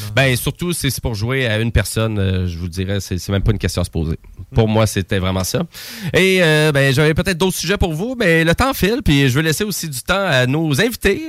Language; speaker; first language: French; native; French